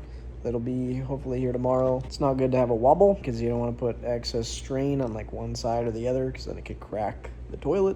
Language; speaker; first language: English; native; English